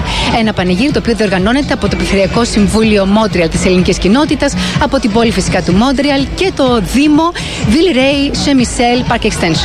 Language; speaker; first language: Greek; native; Greek